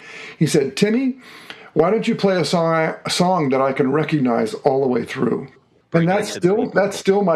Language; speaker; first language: English; native; English